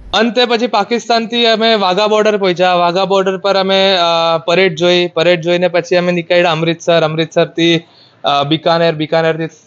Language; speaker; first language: Gujarati; non-native, local second language; Marathi